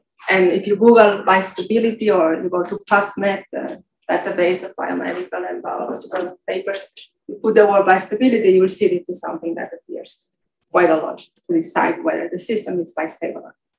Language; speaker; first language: English; non-native, fluent; Catalan